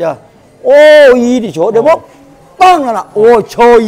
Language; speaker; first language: Japanese; non-native, learner; Thai